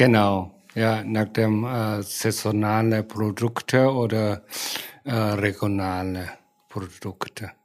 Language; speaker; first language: German; non-native, fluent; Lao